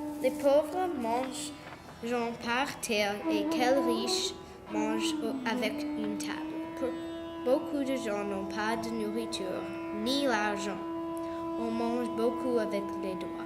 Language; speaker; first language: French; non-native, learner; English